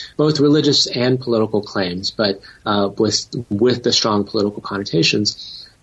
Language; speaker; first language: English; native; English